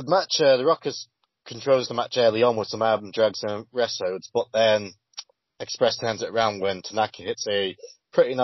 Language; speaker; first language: English; native; English